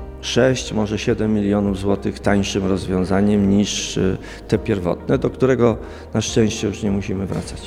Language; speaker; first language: Polish; native; Polish